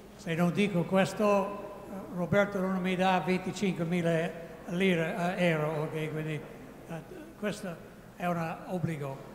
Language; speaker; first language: Italian; non-native, fluent; English